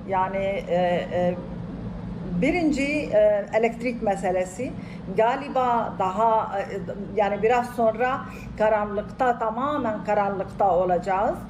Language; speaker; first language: Turkish; non-native, fluent; Arabic